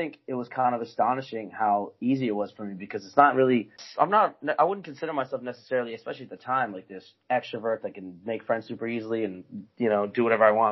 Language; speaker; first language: English; native; English